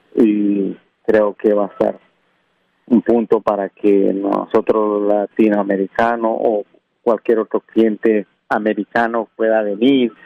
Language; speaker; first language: Spanish; non-native, local second language; Kʼicheʼ